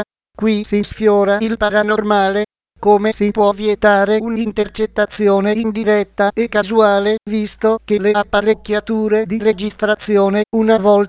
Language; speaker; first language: Italian; native; Italian